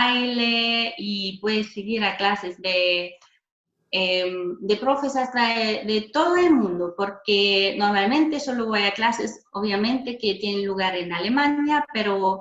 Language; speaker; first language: Spanish; non-native, fluent; German